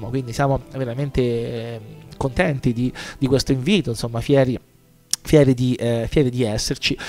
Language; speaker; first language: Italian; native; Italian